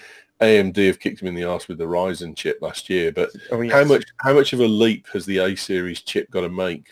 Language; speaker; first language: English; native; English